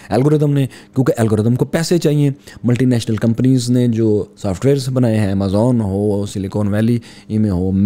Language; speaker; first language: Urdu; non-native, local second language; Punjabi